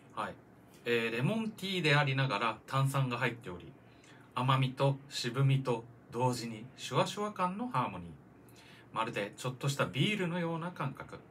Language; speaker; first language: Japanese; native; Japanese